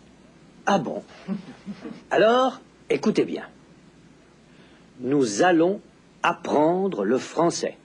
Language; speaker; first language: French; native; French